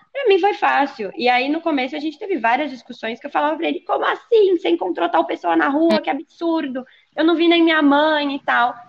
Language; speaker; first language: Portuguese; native; Portuguese